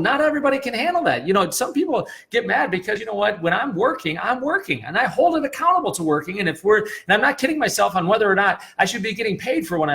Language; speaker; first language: English; native; English